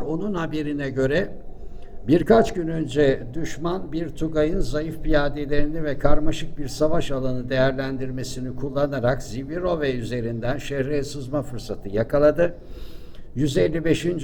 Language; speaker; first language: Turkish; native; Turkish